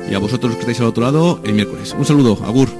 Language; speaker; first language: Spanish; native; Spanish